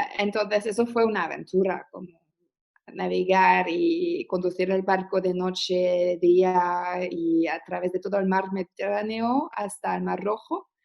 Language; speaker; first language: Spanish; non-native, fluent; French